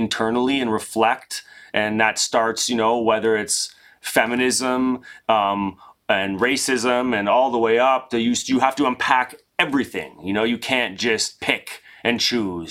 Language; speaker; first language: English; native; English